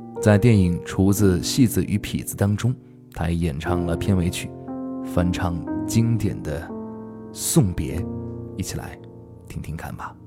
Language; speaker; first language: Chinese; native; Chinese